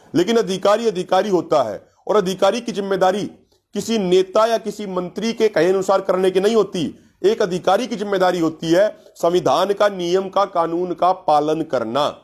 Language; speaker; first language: Hindi; native; Hindi